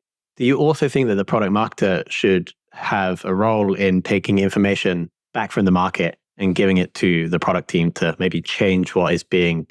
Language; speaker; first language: English; native; English